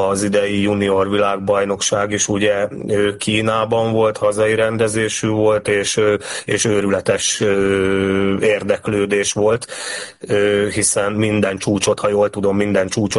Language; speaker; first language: Hungarian; native; Hungarian